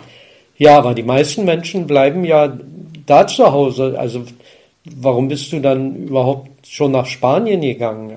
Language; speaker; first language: German; native; German